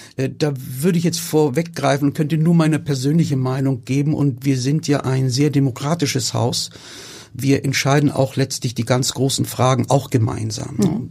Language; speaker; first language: German; early bilingual, other home language; Turkish